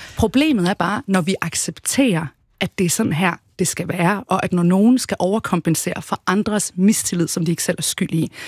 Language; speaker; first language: Danish; early bilingual, other home language; Arabic